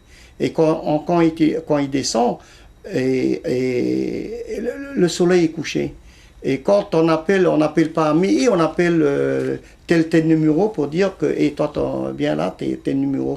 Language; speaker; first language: French; early bilingual, other home language; Vietnamese